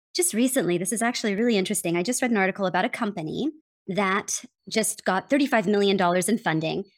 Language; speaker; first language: English; native; English